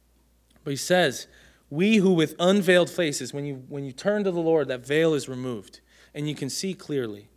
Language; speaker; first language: English; native; English